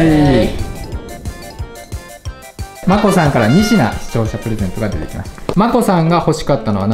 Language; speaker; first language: Japanese; native; Japanese